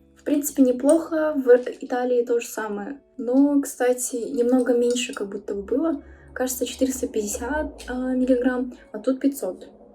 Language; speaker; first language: Russian; early bilingual, heritage; Russian